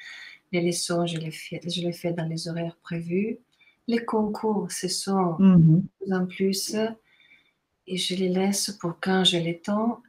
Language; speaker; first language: French; non-native, fluent; Italian